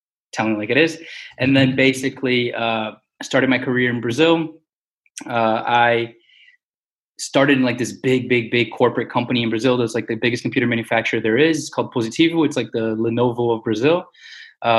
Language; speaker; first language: English; early bilingual, other home language; Portuguese